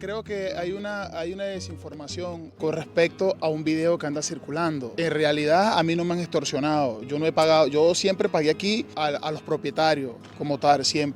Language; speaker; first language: Spanish; native; Spanish